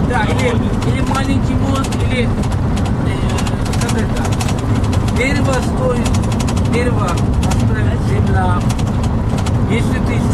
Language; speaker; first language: Russian; non-native, learner; Turkish